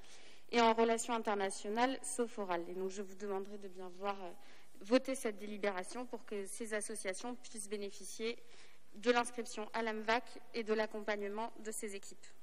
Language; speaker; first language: French; native; French